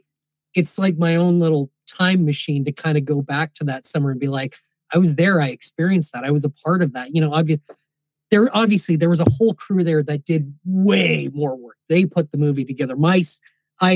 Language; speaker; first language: English; native; English